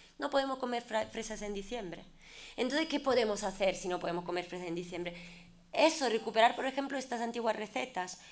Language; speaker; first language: Spanish; non-native, fluent; Italian